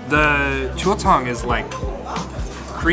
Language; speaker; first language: English; non-native, fluent; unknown